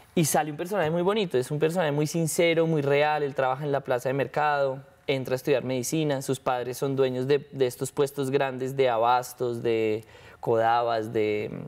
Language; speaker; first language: Spanish; native; Spanish